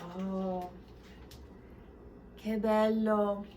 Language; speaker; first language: Italian; non-native, learner; English